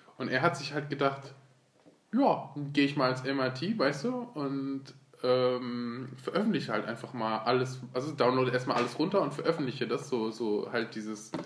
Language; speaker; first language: German; early bilingual, other home language; Turkish